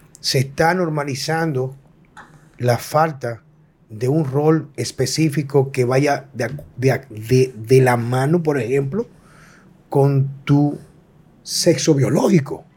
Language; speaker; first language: Spanish; native; Spanish